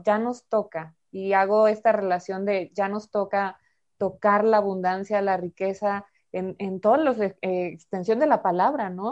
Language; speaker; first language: Spanish; native; Spanish